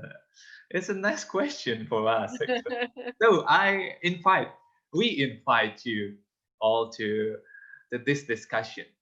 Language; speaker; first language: English; non-native, fluent; Indonesian